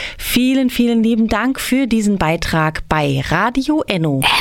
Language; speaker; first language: German; native; German